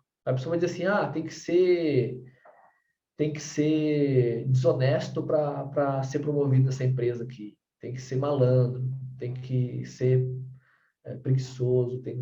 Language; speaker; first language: Portuguese; native; Portuguese